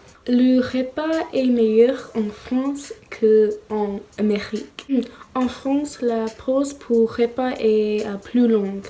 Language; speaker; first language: French; non-native, learner; English